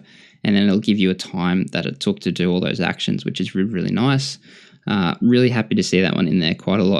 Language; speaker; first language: English; native; English